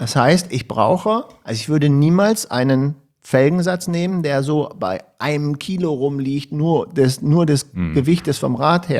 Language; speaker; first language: German; native; German